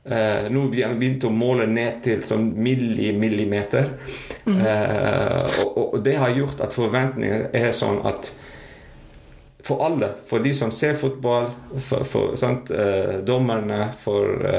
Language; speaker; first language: Norwegian; non-native, fluent; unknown